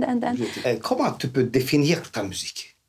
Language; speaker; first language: French; non-native, fluent; Turkish